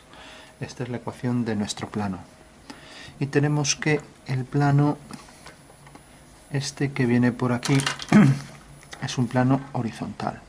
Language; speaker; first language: Spanish; native; Spanish